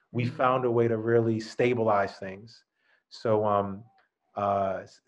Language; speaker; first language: English; native; English